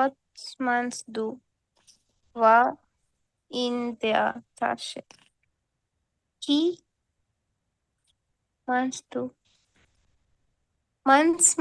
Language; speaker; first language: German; non-native, learner; Bangla